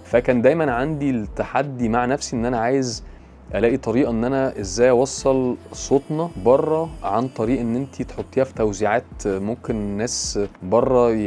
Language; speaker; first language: Arabic; native; Arabic